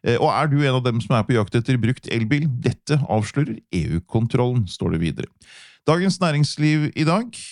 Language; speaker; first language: Norwegian; native; Norwegian